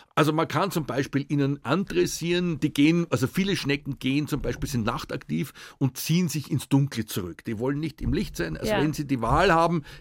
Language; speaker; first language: German; native; German